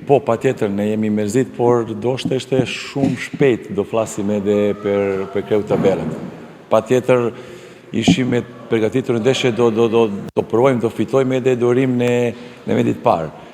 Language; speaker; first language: Albanian; non-native, learner; Serbian